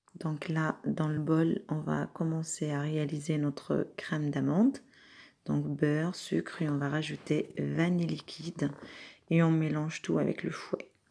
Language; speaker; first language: French; non-native, local second language; Arabic